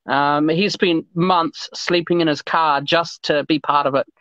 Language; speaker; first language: English; native; English